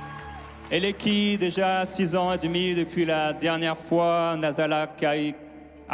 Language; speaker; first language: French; native; French